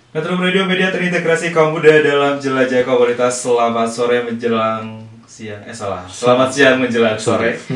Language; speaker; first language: Indonesian; native; Indonesian